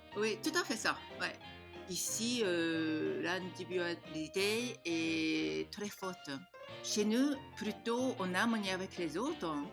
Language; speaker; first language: French; non-native, fluent; Japanese